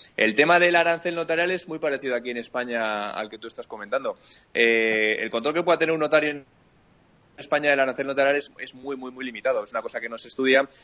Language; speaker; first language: Spanish; native; Spanish